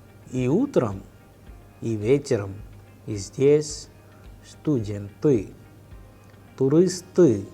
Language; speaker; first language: Russian; non-native, fluent; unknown